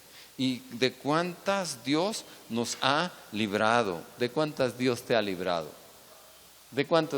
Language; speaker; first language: Spanish; native; Spanish